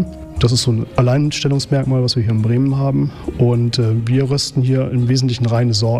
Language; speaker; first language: German; native; German